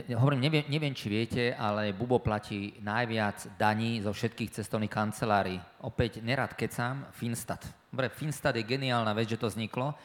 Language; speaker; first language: Slovak; native; Slovak